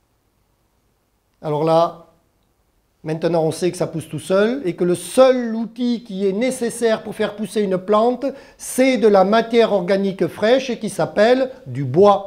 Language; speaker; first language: French; early bilingual, other home language; German